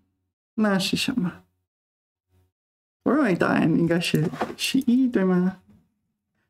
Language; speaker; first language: Chinese; non-native, fluent; English